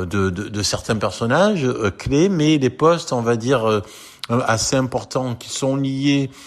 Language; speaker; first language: French; native; French